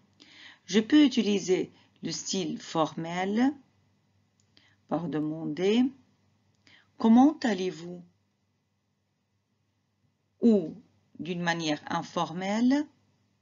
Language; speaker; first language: French; non-native, fluent; Arabic